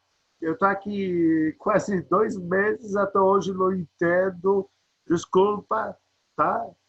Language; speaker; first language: Portuguese; non-native, learner; Polish